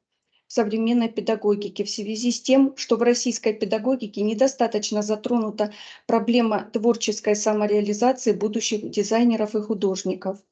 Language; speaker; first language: Russian; native; Russian